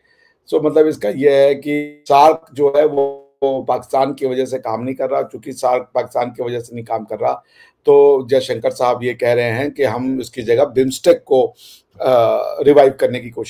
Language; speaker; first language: Hindi; native; Hindi